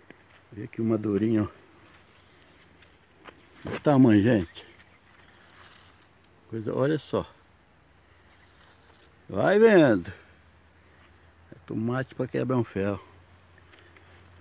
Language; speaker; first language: Portuguese; native; Portuguese